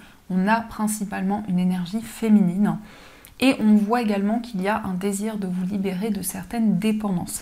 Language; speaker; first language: French; native; French